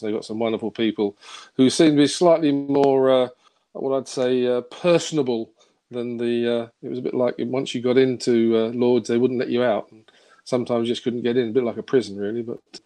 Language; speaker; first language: English; native; English